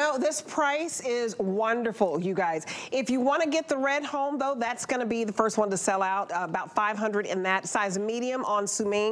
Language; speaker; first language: English; native; English